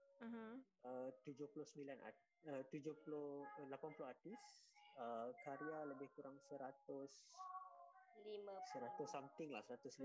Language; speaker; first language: Malay; native; Malay